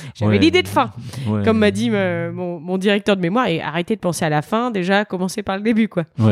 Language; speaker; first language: French; native; French